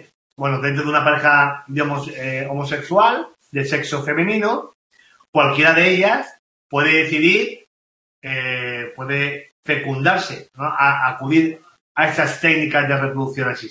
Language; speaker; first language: Spanish; native; Spanish